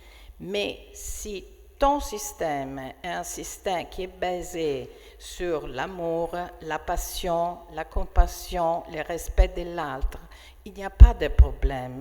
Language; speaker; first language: French; non-native, fluent; Italian